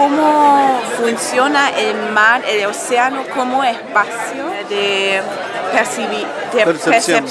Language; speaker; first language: Spanish; non-native, fluent; German